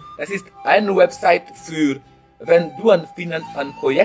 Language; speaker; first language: German; non-native, learner; French